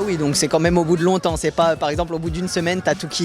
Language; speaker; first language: French; native; French